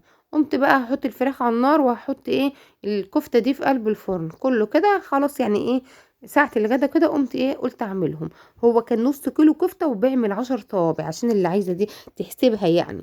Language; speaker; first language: Arabic; native; Arabic